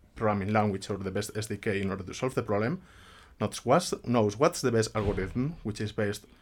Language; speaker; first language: English; non-native, fluent; Spanish